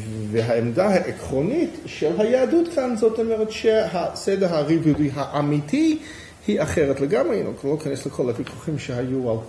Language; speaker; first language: Hebrew; non-native, fluent; English